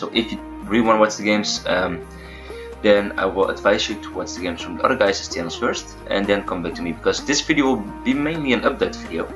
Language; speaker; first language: English; non-native, fluent; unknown